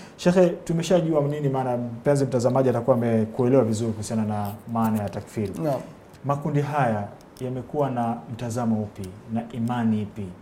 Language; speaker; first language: Swahili; native; Swahili